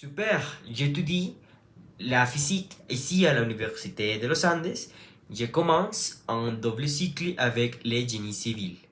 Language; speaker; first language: French; non-native, learner; Spanish